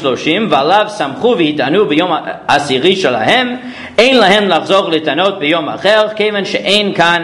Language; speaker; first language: Hebrew; non-native, fluent; English